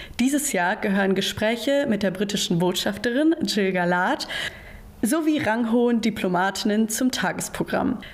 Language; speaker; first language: German; native; German